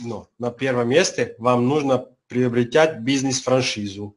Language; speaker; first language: Russian; non-native, learner; Serbian